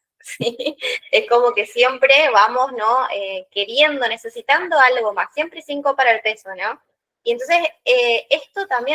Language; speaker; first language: Spanish; native; Spanish